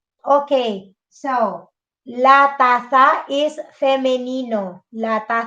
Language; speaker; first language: Spanish; non-native, fluent; Filipino